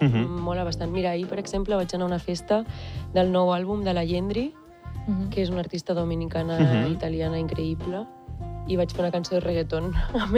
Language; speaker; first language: Catalan; native; Catalan